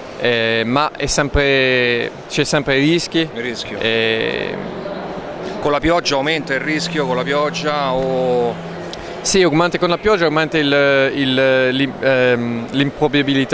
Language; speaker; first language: Italian; non-native, learner; French